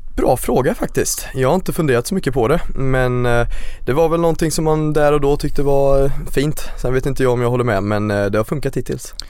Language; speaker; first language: Swedish; native; Swedish